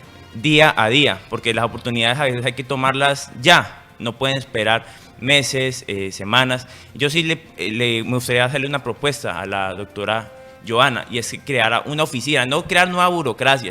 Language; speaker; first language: Spanish; native; Spanish